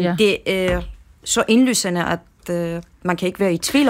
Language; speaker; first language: Danish; non-native, fluent; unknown